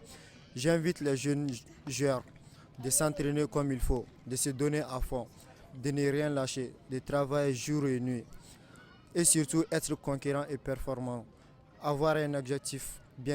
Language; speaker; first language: French; non-native, local second language; Bambara